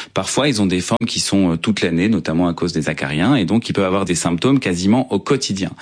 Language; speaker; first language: French; native; French